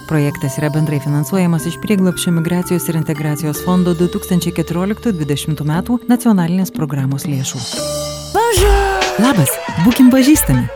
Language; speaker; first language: Lithuanian; native; Lithuanian